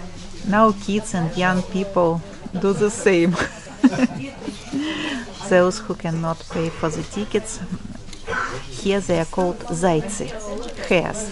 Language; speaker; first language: English; non-native, fluent; Russian